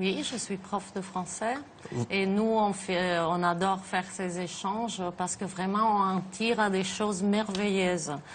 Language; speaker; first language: French; non-native, fluent; Italian